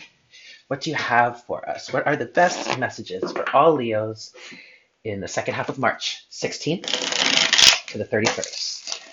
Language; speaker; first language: English; native; English